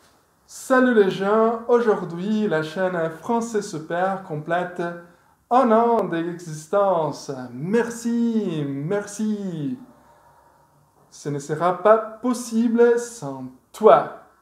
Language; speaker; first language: French; non-native, fluent; Portuguese